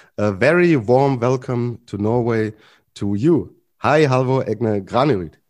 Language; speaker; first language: English; non-native, fluent; German